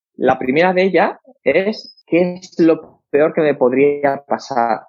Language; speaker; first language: Spanish; native; Spanish